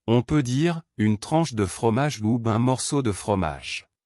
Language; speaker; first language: French; non-native, local second language; Arabic